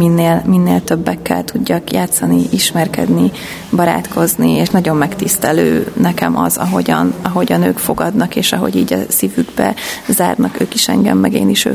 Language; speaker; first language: Hungarian; native; Hungarian